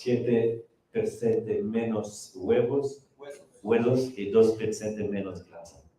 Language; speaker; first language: Spanish; non-native, fluent; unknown